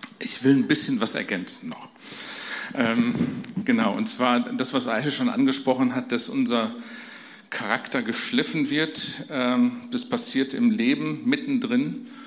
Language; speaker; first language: German; native; German